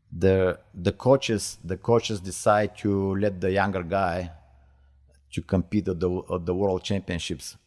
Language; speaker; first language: English; non-native, learner; Bulgarian